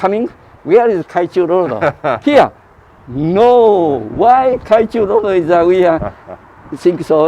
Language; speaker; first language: English; non-native, learner; Japanese